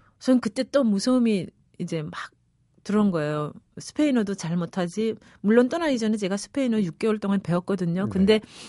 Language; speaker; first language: Korean; early bilingual, other home language; Spanish